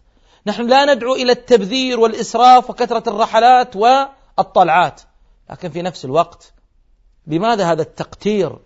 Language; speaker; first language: Arabic; native; Arabic